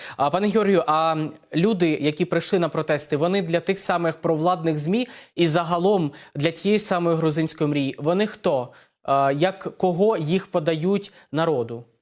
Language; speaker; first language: Ukrainian; native; Ukrainian